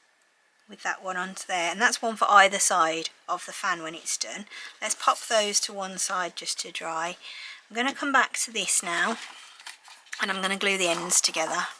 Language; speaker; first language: English; native; English